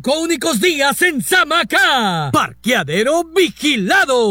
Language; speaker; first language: Spanish; native; Spanish